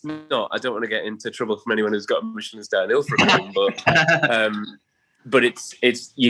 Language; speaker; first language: English; native; English